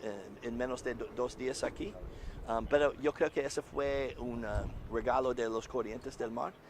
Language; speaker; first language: Spanish; non-native, learner; English